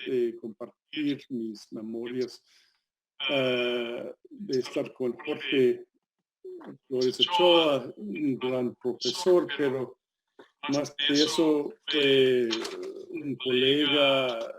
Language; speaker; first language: Spanish; non-native, fluent; English